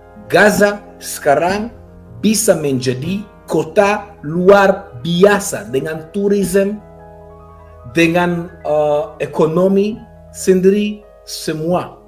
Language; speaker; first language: Indonesian; non-native, fluent; Hebrew